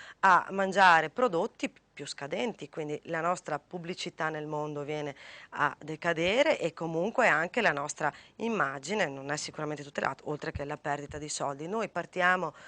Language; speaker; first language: Italian; native; Italian